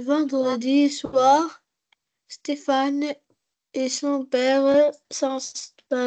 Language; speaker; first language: French; non-native, learner; Arabic